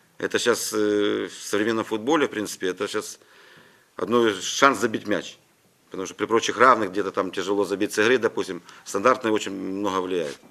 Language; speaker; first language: Russian; non-native, local second language; Ukrainian